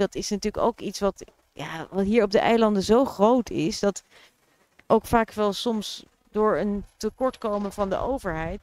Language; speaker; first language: Dutch; native; Dutch